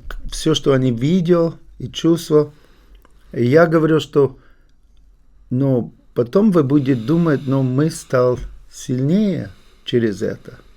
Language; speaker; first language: Russian; non-native, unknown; English